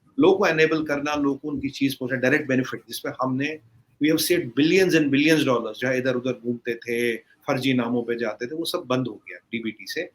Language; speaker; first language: Hindi; native; Hindi